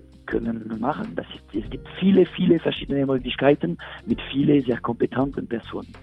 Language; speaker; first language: German; non-native, local second language; French